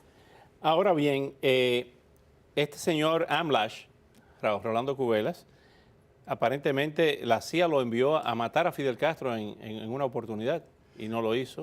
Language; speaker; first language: Spanish; native; Spanish